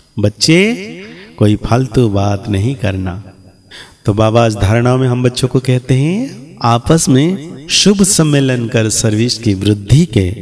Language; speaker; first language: Hindi; native; Hindi